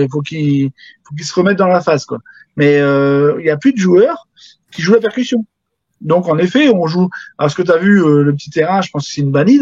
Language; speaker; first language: French; native; French